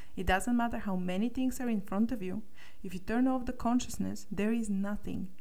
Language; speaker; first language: English; non-native, fluent; Bulgarian